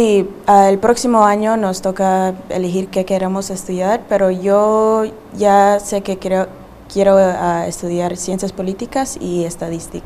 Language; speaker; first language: Spanish; early bilingual, heritage; Spanish